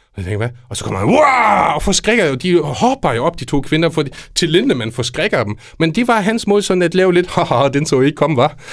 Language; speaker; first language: Danish; non-native, fluent; German